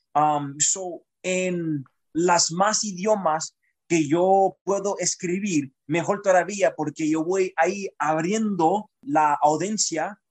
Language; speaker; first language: Spanish; early bilingual, heritage; Spanish